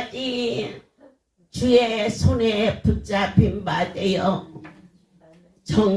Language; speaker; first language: Korean; native; Korean